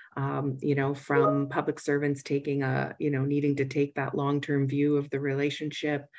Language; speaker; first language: English; native; English